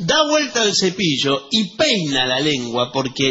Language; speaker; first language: Spanish; native; Spanish